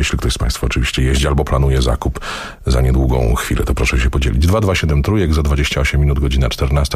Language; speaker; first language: Polish; native; Polish